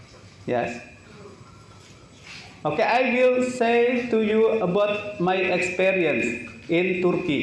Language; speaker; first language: English; non-native, learner; Indonesian